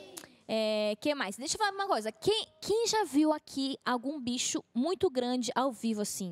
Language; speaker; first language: Portuguese; native; Portuguese